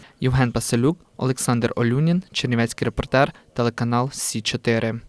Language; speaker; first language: Ukrainian; native; Ukrainian